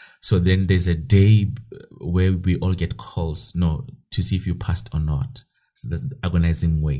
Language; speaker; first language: English; non-native, local second language; Southern Sotho